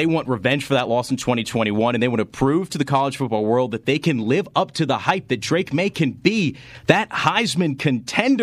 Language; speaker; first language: English; native; English